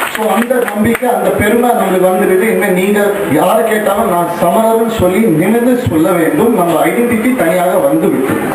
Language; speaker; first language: Tamil; non-native, local second language; Marwari